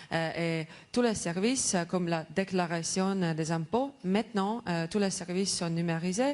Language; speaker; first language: French; non-native, learner; Estonian